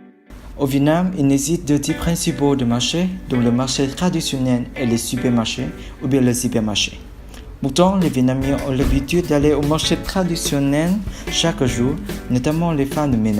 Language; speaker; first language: French; non-native, learner; Vietnamese